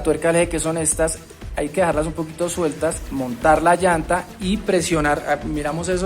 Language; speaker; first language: Spanish; native; Spanish